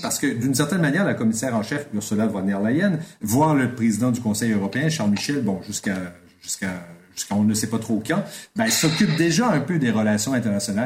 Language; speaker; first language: French; native; French